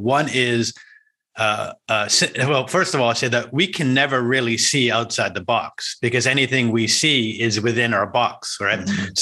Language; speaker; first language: English; native; English